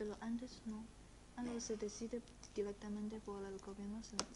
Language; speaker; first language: Spanish; non-native, fluent; Chinese